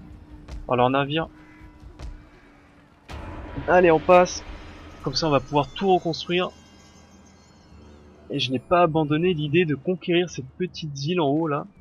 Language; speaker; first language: French; native; French